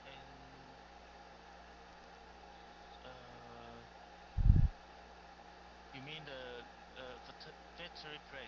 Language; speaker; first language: English; non-native, learner; Chinese